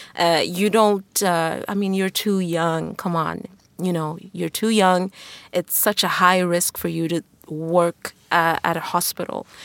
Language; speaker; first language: English; non-native, fluent; Wolof